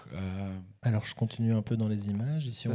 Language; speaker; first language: French; native; French